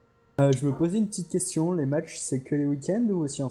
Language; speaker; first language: French; native; French